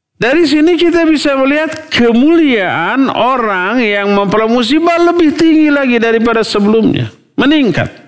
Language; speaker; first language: Indonesian; non-native, local second language; Sundanese